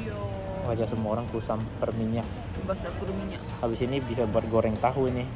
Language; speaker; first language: Indonesian; native; Indonesian